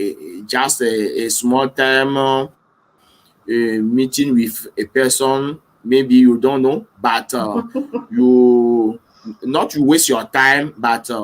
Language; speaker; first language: English; non-native, local second language; French